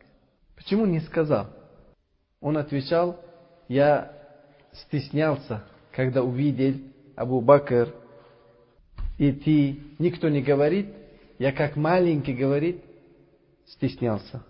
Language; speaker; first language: Russian; non-native, learner; Uzbek